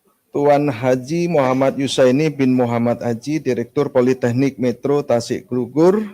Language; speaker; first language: Indonesian; native; Indonesian